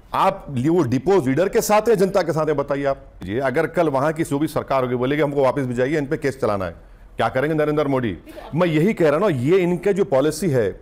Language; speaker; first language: Hindi; non-native, local second language; Urdu